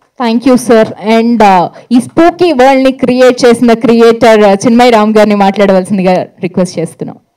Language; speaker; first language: Telugu; native; Telugu